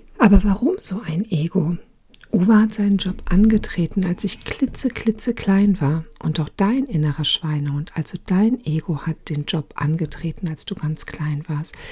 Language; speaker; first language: German; early bilingual, other home language; Croatian